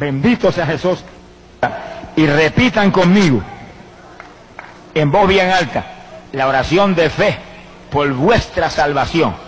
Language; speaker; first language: Spanish; native; Spanish